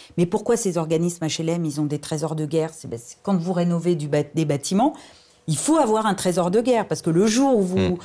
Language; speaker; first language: French; native; French